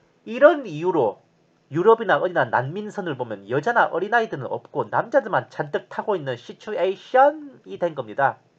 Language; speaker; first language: Korean; native; Korean